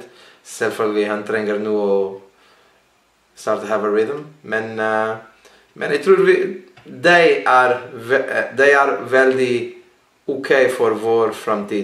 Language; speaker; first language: Norwegian; non-native, learner; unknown